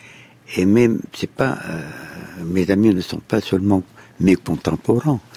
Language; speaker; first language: French; non-native, fluent; Arabic